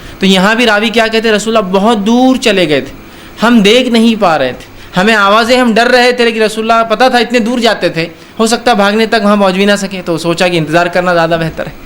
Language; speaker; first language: Urdu; native; Urdu